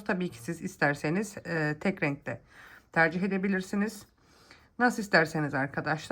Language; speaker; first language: Turkish; native; Turkish